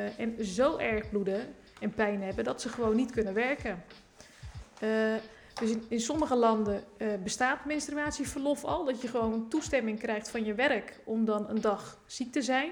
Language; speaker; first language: Dutch; native; Dutch